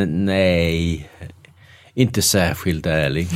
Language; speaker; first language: Swedish; non-native, fluent; Danish